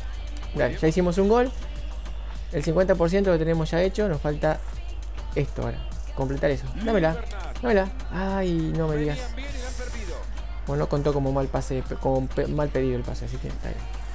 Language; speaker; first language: Spanish; native; Spanish